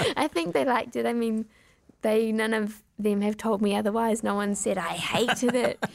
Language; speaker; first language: English; native; English